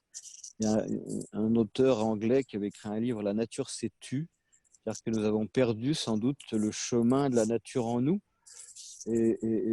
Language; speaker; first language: French; native; French